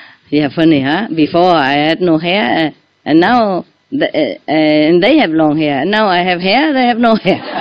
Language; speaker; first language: English; non-native, fluent; Vietnamese